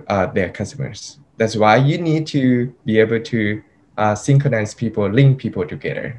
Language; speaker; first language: English; non-native, fluent; Thai